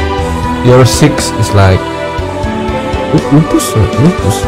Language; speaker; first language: English; non-native, learner; Indonesian